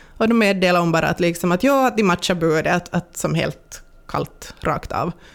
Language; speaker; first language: Swedish; native; Swedish